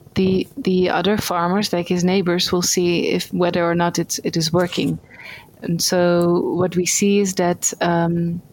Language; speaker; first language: English; non-native, fluent; Dutch